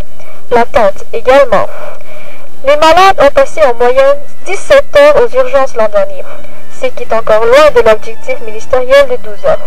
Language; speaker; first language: French; native; French